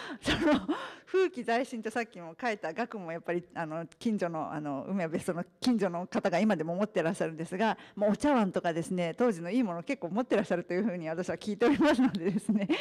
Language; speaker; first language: Japanese; native; Japanese